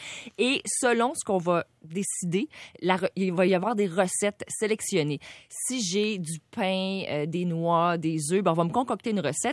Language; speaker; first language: French; native; French